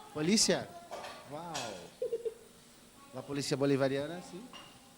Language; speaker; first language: Spanish; non-native, learner; Portuguese